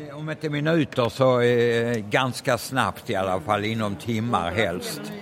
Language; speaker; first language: Swedish; native; Swedish